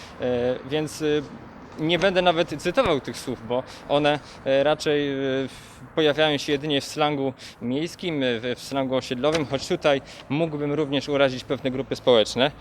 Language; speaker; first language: Polish; native; Polish